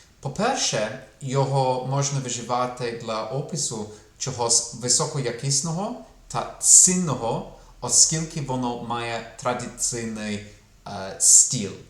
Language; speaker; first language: Ukrainian; non-native, fluent; English